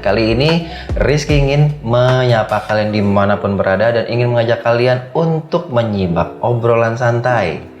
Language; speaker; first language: Indonesian; native; Indonesian